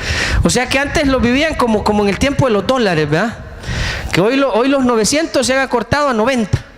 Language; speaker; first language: Spanish; native; Spanish